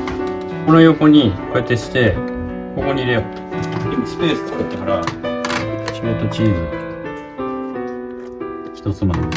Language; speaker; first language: Japanese; native; Japanese